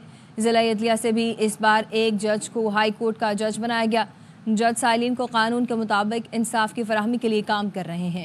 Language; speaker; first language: Urdu; native; Urdu